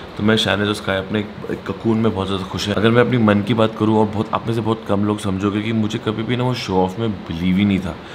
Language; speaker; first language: Hindi; native; Hindi